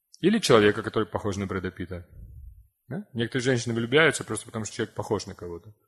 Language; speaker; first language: Russian; native; Russian